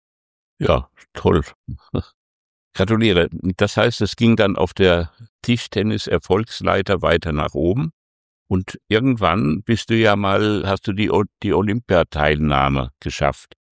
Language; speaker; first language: German; native; German